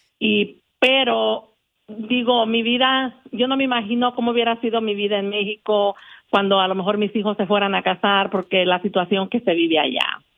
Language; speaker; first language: Spanish; native; Spanish